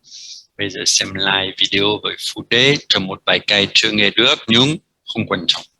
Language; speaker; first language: Vietnamese; non-native, fluent; French